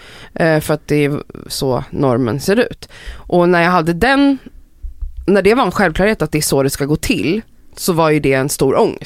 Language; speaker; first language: Swedish; native; Swedish